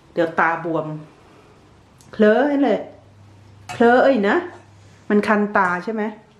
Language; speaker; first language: Thai; native; Thai